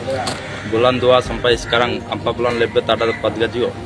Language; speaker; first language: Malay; non-native, learner; Bangla